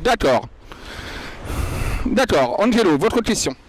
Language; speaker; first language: French; native; French